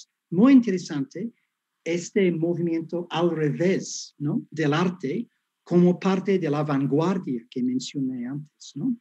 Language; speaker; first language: Spanish; non-native, fluent; English